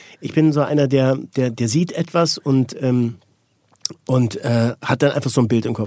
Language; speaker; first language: German; native; German